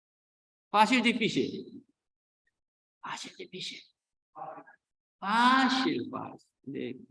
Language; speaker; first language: Spanish; non-native, learner; Korean